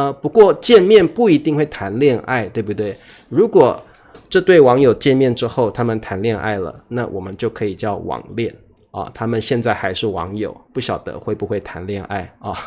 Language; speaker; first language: Chinese; native; Chinese